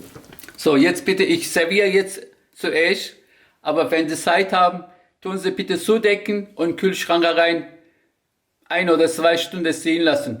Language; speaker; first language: German; non-native, local second language; Turkish